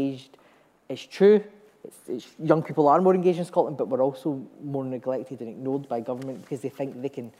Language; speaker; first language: English; native; English